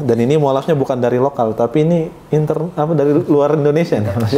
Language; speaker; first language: Indonesian; native; Indonesian